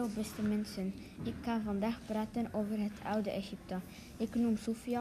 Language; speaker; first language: Dutch; non-native, local second language; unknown